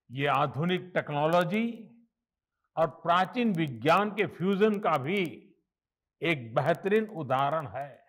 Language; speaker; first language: Hindi; non-native, local second language; Gujarati